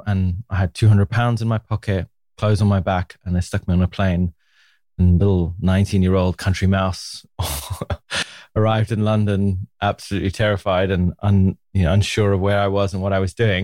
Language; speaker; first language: English; native; English